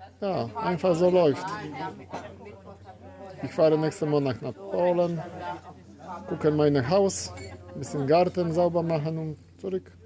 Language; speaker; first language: German; non-native, learner; Polish